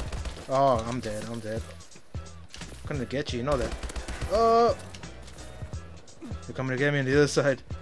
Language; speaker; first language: English; native; English